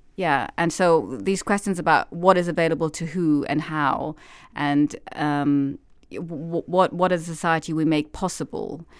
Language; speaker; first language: English; native; English